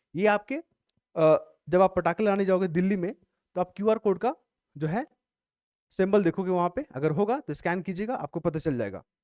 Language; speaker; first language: Hindi; native; Hindi